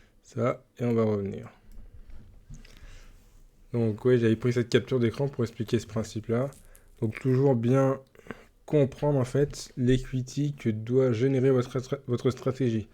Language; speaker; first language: French; native; French